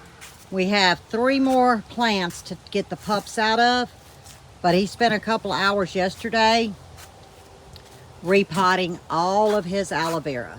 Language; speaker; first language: English; native; English